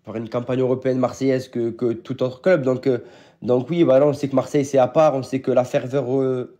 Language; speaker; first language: French; native; French